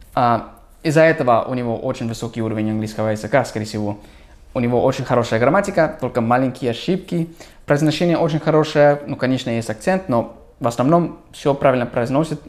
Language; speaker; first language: Russian; non-native, fluent; English